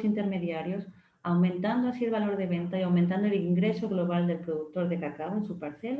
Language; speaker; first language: Spanish; native; Spanish